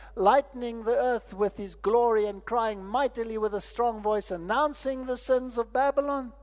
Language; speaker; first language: English; non-native, local second language; Afrikaans